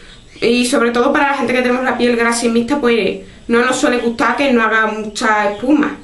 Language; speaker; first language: Spanish; native; Spanish